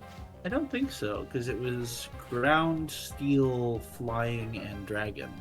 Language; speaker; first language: English; native; English